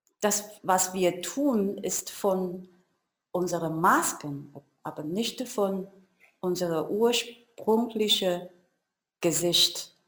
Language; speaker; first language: German; non-native, learner; Chinese